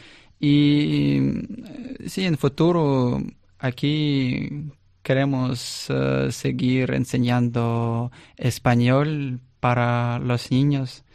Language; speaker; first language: Spanish; non-native, learner; Russian